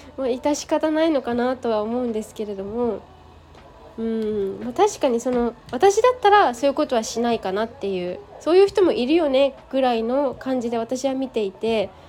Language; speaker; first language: Japanese; native; Japanese